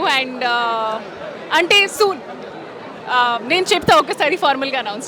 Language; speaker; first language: Telugu; non-native, learner; Hindi